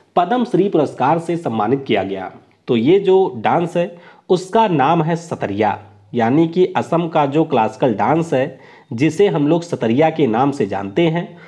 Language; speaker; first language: Hindi; native; Hindi